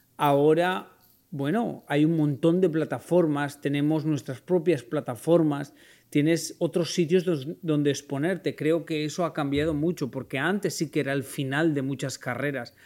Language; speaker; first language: Spanish; native; Spanish